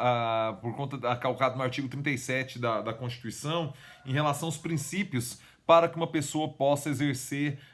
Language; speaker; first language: Portuguese; native; Portuguese